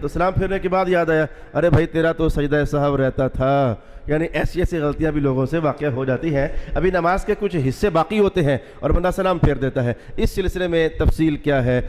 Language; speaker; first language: Urdu; non-native, local second language; Punjabi